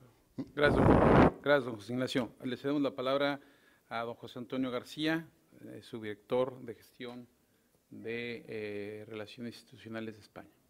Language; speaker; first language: Spanish; native; Spanish